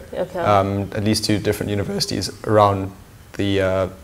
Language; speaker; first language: English; native; English